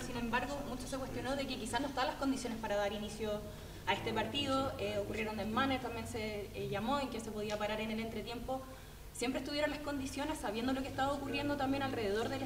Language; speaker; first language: Spanish; native; Spanish